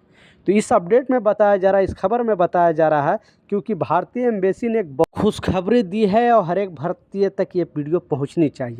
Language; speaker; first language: Hindi; native; Hindi